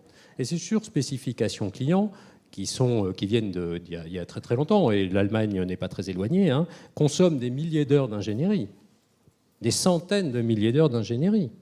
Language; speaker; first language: French; native; French